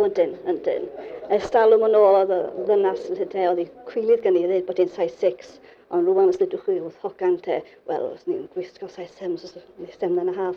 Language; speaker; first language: Welsh; native; Welsh